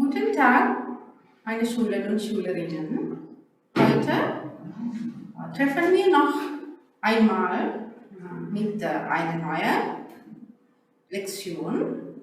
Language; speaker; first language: German; non-native, learner; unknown